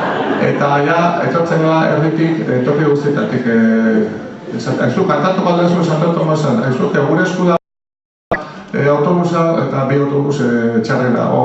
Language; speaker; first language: Basque; native; Basque